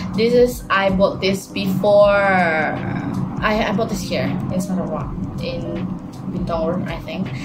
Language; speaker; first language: English; non-native, local second language; Malay